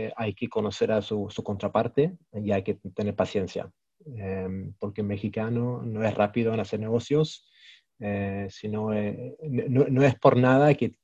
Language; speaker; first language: Spanish; early bilingual, heritage; Swedish